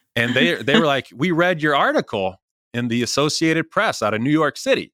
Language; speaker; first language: English; native; English